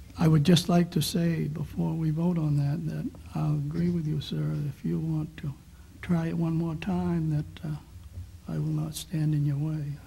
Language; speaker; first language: English; native; English